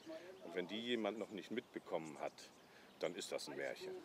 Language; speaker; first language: German; native; German